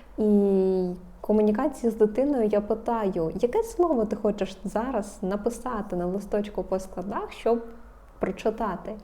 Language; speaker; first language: Ukrainian; non-native, local second language; Russian